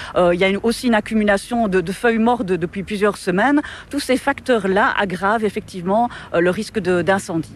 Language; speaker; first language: French; native; French